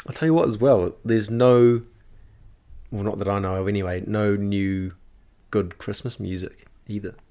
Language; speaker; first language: English; native; English